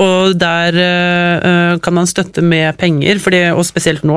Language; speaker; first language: Norwegian; native; Norwegian